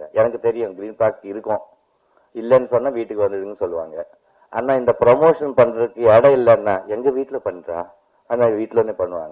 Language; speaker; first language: Tamil; non-native, learner; Telugu